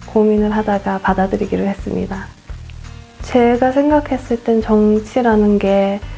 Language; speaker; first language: Korean; early bilingual, other home language; English